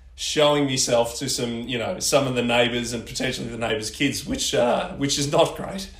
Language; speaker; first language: English; native; English